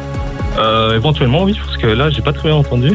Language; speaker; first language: French; native; French